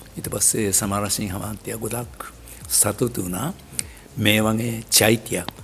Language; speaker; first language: Sinhala; non-native, learner; Japanese